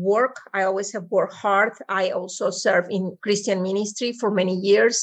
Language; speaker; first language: English; non-native, fluent; Spanish